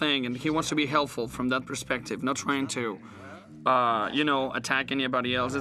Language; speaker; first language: English; non-native, fluent; Spanish